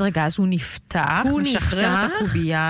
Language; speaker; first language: Hebrew; native; Hebrew